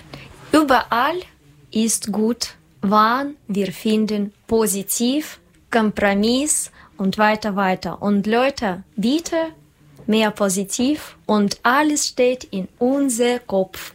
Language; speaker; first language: German; non-native, learner; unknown